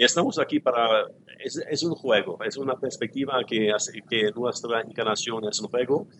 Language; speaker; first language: Spanish; non-native, learner; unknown